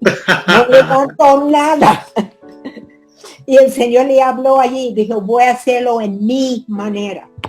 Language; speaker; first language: Spanish; non-native, fluent; English